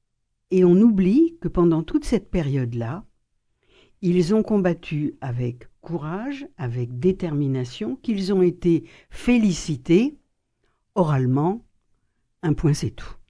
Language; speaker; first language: French; native; French